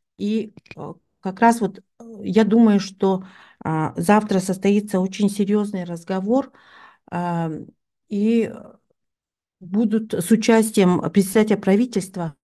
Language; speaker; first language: Russian; non-native, local second language; Tuvinian